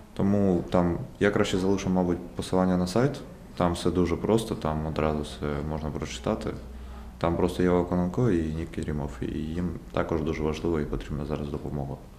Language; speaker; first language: Ukrainian; non-native, local second language; Russian